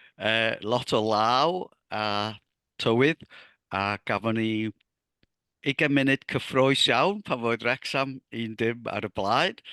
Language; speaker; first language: Welsh; native; Welsh